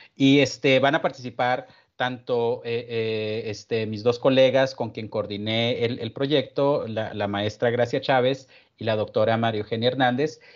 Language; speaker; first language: Spanish; native; Spanish